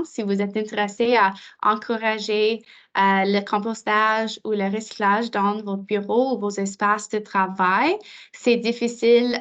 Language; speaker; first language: French; non-native, local second language; English